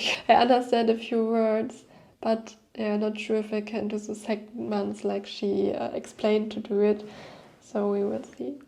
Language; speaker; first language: English; non-native, fluent; German